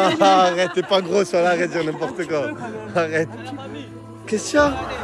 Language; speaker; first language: French; native; French